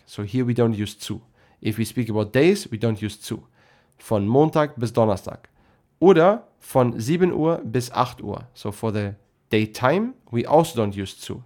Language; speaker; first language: English; non-native, fluent; German